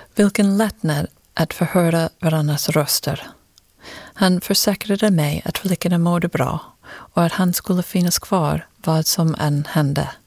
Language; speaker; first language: Swedish; non-native, fluent; English